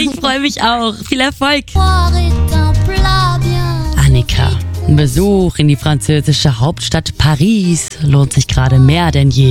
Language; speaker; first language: German; native; German